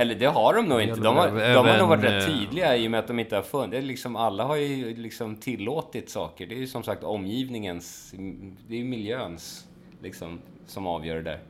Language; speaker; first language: Swedish; native; Swedish